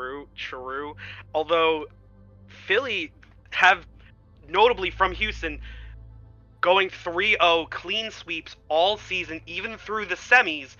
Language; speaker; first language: English; native; English